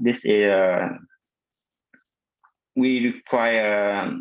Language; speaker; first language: English; non-native, fluent; Vietnamese